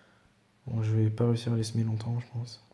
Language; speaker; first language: French; native; French